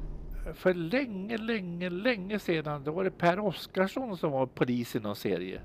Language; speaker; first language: Swedish; native; Swedish